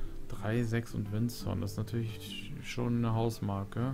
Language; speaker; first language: German; native; German